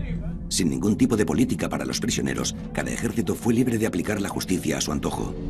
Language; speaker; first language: Spanish; native; Spanish